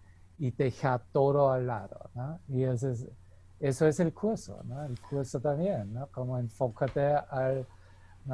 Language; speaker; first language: Spanish; non-native, fluent; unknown